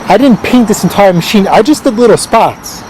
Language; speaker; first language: English; native; English